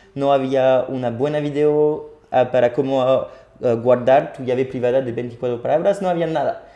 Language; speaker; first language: Spanish; non-native, fluent; French